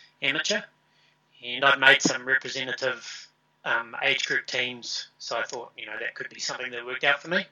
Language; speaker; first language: English; native; English